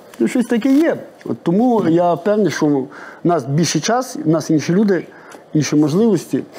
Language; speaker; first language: Ukrainian; native; Ukrainian